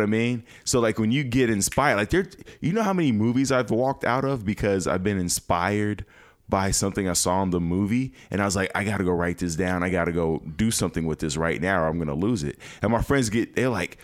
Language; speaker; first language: English; native; English